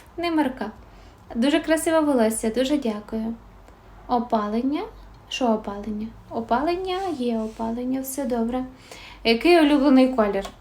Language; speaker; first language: Ukrainian; native; Ukrainian